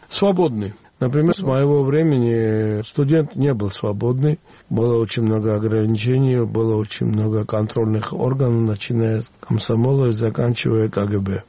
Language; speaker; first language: Russian; non-native, local second language; Georgian